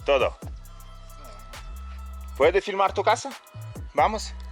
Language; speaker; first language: Spanish; non-native, learner; Russian